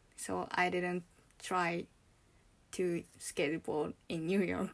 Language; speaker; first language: English; non-native, learner; Japanese